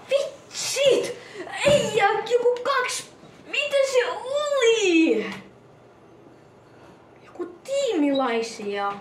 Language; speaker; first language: Finnish; early bilingual, other home language; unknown